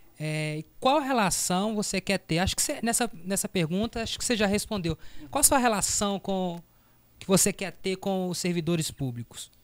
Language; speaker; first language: Portuguese; native; Portuguese